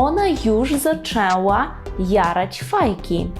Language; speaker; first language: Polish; non-native, fluent; Ukrainian